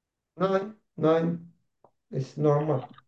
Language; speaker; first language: German; non-native, learner; Turkish